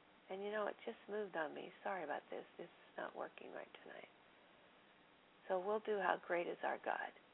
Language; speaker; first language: English; native; English